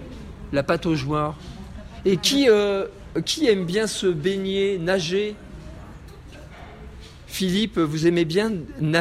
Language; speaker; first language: French; native; French